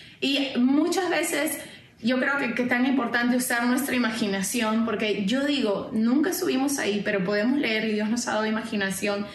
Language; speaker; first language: Spanish; early bilingual, other home language; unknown